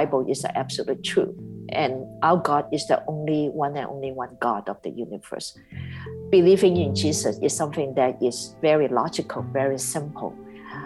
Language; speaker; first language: English; non-native, local second language; Cantonese